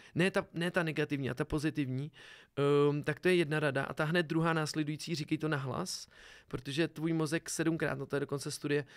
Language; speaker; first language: Czech; native; Czech